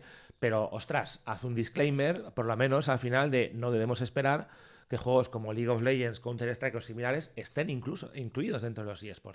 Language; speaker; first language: Spanish; native; Spanish